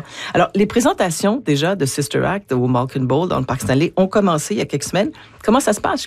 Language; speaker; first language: French; native; French